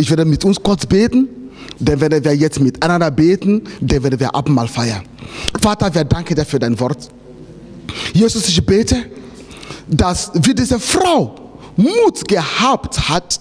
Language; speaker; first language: German; non-native, fluent; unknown